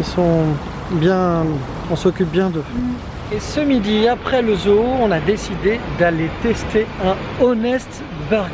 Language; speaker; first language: French; native; French